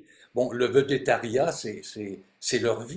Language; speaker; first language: French; native; French